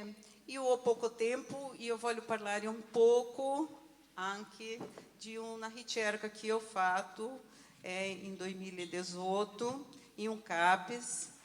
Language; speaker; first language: Italian; non-native, learner; Portuguese